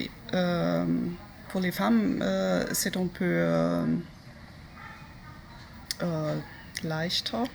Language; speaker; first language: French; non-native, learner; German